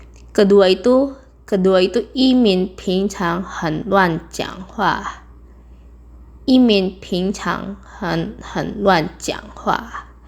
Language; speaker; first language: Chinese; non-native, fluent; Indonesian